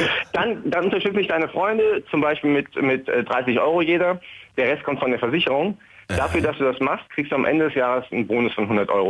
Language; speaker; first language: German; native; German